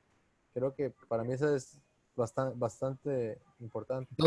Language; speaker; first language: Spanish; native; Spanish